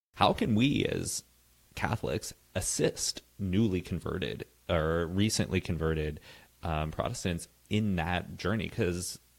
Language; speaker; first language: English; native; English